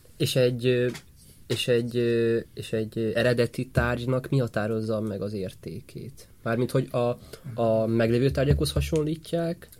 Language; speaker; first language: Hungarian; native; Hungarian